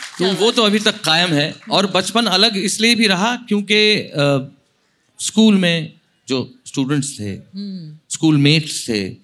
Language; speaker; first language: Hindi; non-native, local second language; Marathi